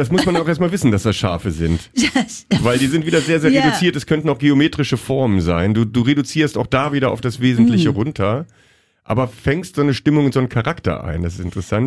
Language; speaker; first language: German; native; German